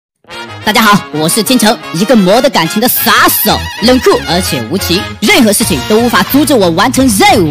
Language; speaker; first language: Chinese; native; Chinese